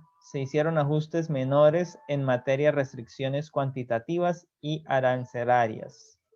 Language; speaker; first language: Spanish; native; Spanish